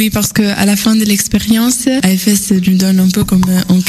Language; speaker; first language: French; non-native, fluent; Italian